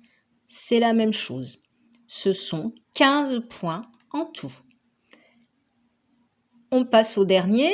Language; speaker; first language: French; native; French